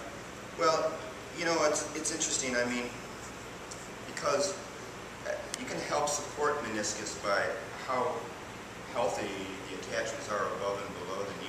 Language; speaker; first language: English; native; English